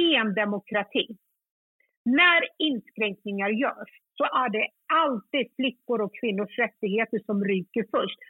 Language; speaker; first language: Swedish; early bilingual, other home language; Kurdish